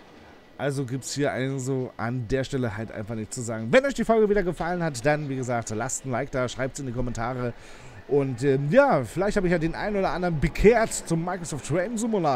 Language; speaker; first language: German; native; German